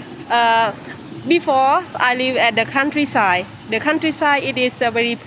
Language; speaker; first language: English; non-native, learner; Khmer